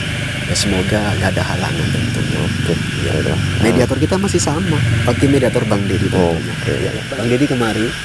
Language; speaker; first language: Indonesian; native; Indonesian